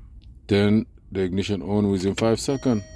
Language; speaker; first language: English; non-native, fluent; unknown